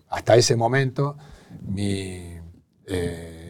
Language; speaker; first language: Spanish; native; Spanish